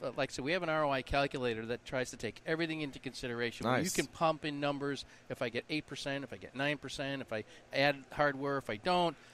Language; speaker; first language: English; native; English